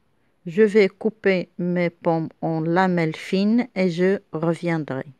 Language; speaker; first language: French; non-native, local second language; Arabic